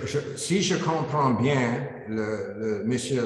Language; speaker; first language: French; non-native, learner; English